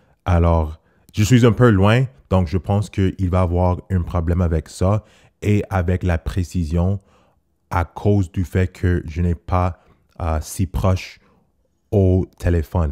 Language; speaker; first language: French; non-native, fluent; English